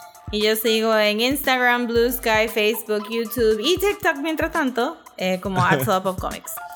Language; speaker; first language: Spanish; native; Spanish